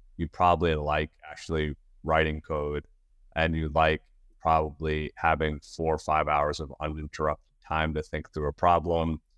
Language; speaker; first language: English; native; English